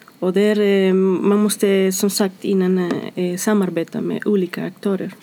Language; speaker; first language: Swedish; non-native, fluent; Spanish